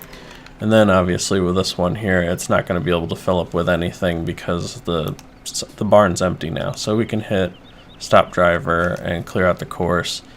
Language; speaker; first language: English; native; English